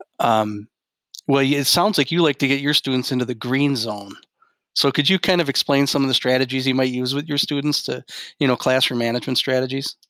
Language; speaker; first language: English; native; English